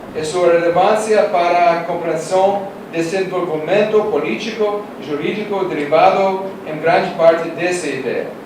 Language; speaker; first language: Portuguese; non-native, learner; Russian